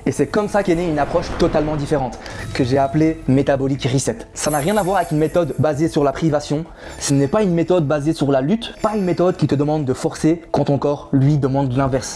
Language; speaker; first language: French; native; French